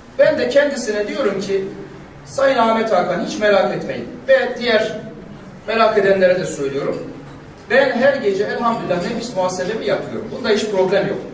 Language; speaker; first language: Turkish; non-native, local second language; Kurdish